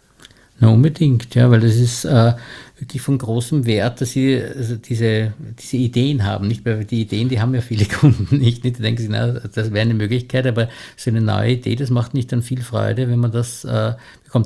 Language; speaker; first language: German; native; German